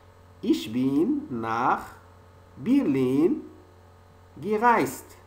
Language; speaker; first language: German; non-native, fluent; French